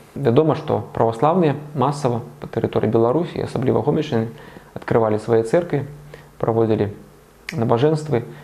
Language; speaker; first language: Belarusian; native; Belarusian